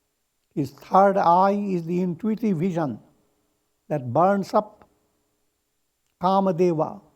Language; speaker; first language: English; non-native, local second language; Hindi